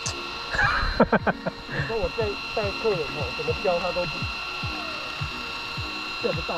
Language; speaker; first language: Chinese; native; Chinese